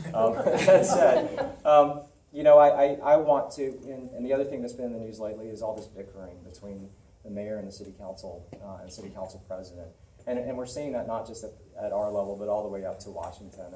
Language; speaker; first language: English; native; English